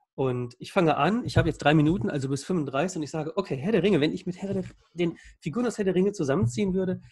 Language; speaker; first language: German; native; German